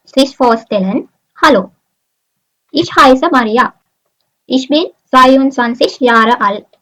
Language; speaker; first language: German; non-native, learner; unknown